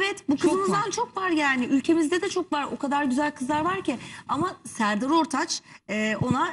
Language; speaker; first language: Turkish; native; Turkish